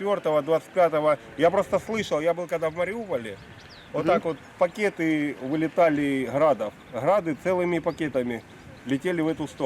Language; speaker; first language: Russian; native; Russian